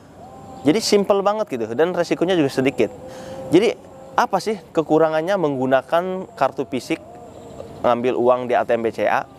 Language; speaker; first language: Indonesian; native; Indonesian